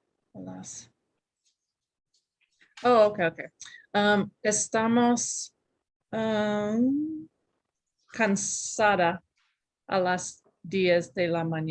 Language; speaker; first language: Spanish; non-native, learner; English